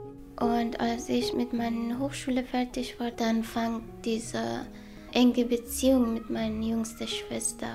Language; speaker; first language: German; non-native, learner; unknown